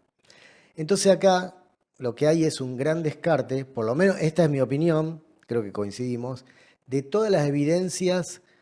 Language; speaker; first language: Spanish; native; Spanish